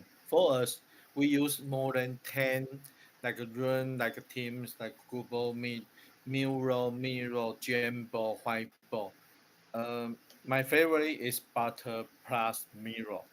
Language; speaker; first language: English; non-native, learner; Chinese